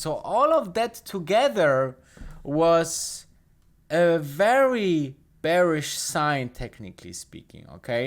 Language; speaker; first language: English; non-native, fluent; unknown